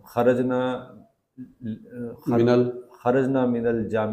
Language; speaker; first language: Arabic; non-native, learner; Urdu